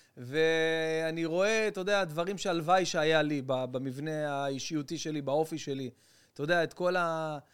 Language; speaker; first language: Hebrew; native; Hebrew